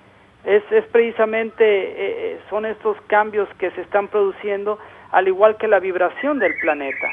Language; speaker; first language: Spanish; native; Spanish